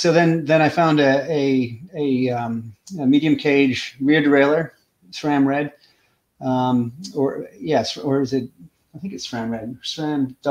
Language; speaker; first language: English; native; English